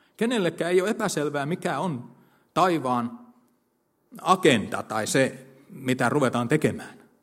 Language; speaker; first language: Finnish; native; Finnish